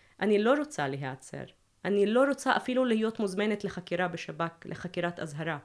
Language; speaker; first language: Hebrew; non-native, local second language; Arabic